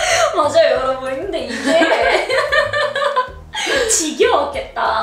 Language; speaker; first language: Korean; non-native, fluent; Arabic